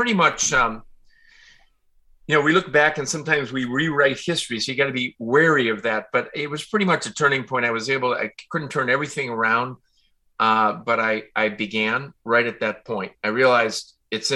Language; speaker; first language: English; native; English